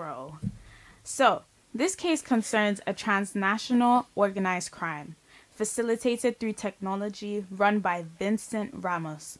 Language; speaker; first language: English; non-native, local second language; Yoruba